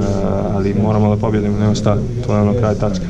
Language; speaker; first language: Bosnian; early bilingual, heritage; Croatian